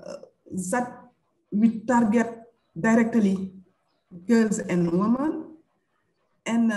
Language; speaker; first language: English; non-native, fluent; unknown